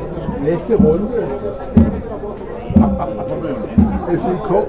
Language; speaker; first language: Danish; native; Danish